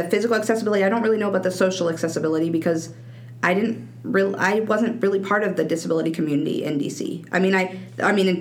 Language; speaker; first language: English; native; English